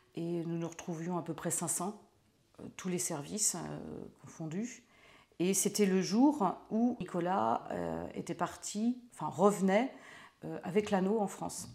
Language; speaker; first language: French; native; French